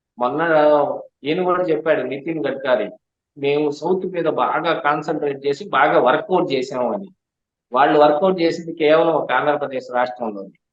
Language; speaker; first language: Telugu; native; Telugu